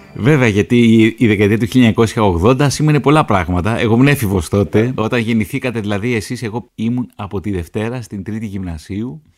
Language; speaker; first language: Greek; native; Greek